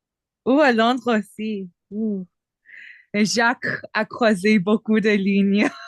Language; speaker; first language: French; non-native, learner; English